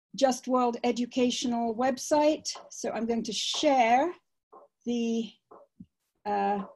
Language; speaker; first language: English; native; English